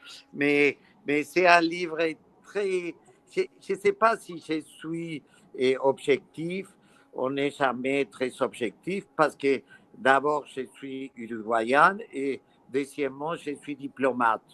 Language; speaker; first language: French; non-native, fluent; Spanish